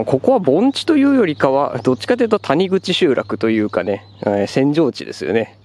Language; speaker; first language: Japanese; native; Japanese